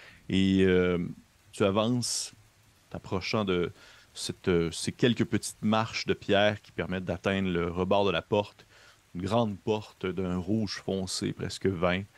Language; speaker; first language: French; native; French